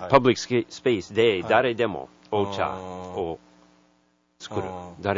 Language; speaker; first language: Japanese; non-native, learner; English